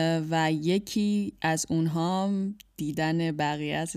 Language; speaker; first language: Persian; native; Persian